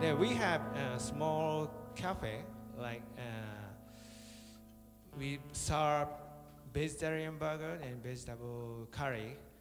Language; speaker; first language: English; non-native, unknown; Japanese